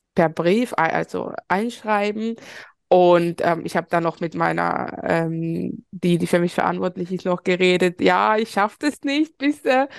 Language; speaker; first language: German; early bilingual, other home language; Spanish